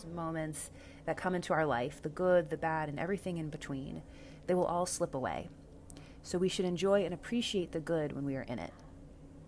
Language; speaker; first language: English; native; English